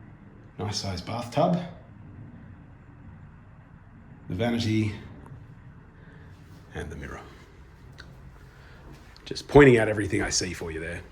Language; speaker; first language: English; native; English